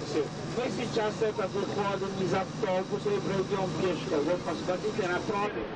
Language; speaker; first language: Russian; non-native, fluent; Italian